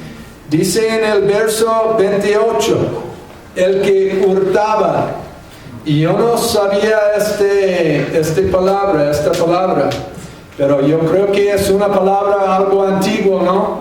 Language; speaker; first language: Spanish; non-native, fluent; English